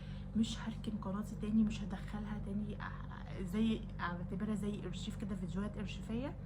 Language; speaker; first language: Arabic; native; Arabic